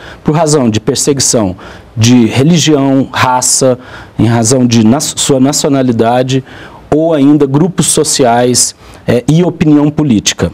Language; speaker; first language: Portuguese; native; Portuguese